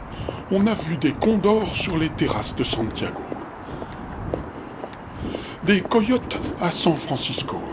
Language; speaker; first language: French; native; French